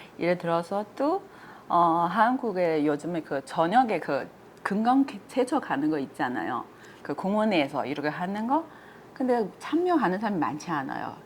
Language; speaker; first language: Korean; non-native, fluent; Chinese